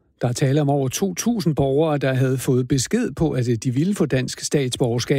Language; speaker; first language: Danish; native; Danish